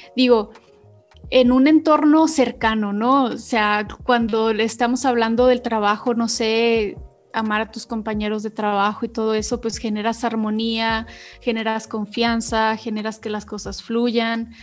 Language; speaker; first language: Spanish; native; Spanish